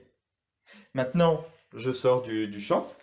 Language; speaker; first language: French; native; French